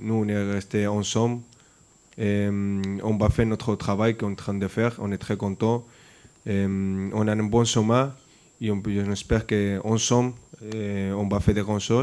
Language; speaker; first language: French; non-native, fluent; Spanish